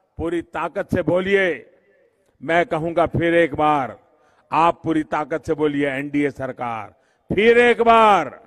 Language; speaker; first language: Hindi; non-native, local second language; Gujarati